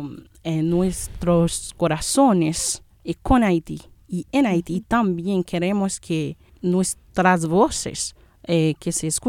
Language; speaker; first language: Spanish; non-native, fluent; Haitian Creole